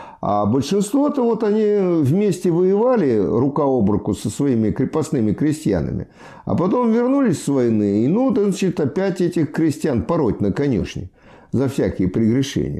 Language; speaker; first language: Russian; native; Russian